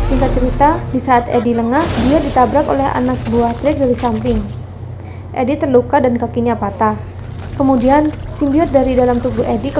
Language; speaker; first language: Indonesian; native; Indonesian